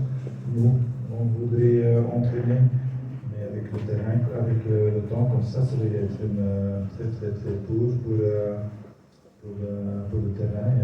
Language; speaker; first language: French; non-native, local second language; Dutch